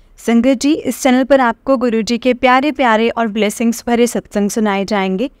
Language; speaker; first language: Hindi; native; Hindi